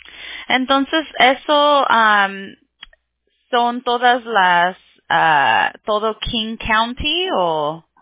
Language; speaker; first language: Spanish; early bilingual, heritage; Spanish